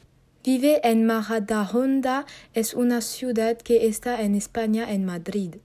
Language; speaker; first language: Spanish; non-native, learner; French